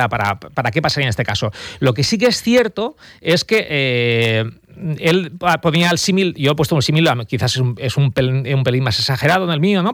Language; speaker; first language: Spanish; native; Spanish